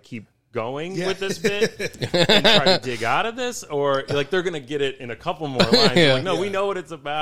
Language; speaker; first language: English; native; English